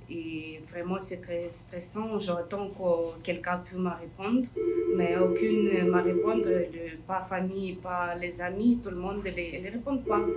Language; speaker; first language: French; non-native, learner; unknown